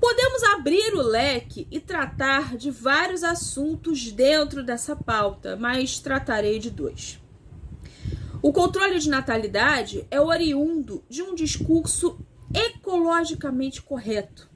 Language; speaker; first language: Portuguese; native; Portuguese